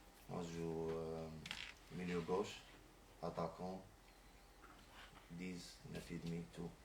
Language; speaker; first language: French; non-native, learner; Arabic